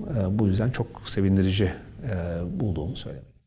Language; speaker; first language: Turkish; native; Turkish